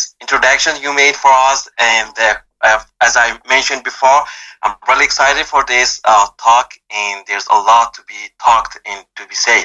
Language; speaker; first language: English; non-native, fluent; Persian